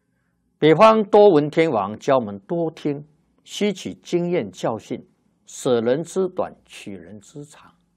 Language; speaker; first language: Chinese; native; Chinese